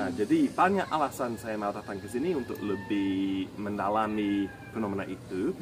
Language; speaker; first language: Indonesian; non-native, fluent; English